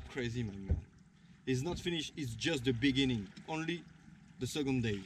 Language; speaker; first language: English; non-native, learner; French